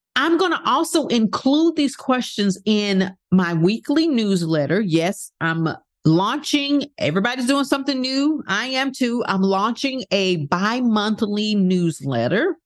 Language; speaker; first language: English; native; English